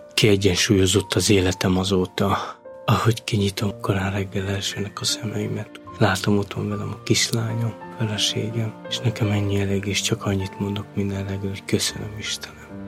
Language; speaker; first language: Hungarian; non-native, local second language; Romany